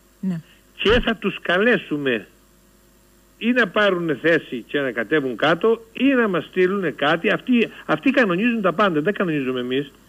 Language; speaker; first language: Greek; native; Greek